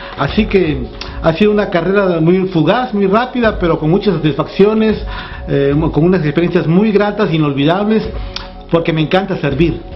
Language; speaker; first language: Spanish; native; Spanish